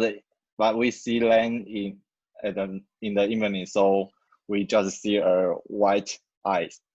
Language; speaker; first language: English; non-native, learner; Chinese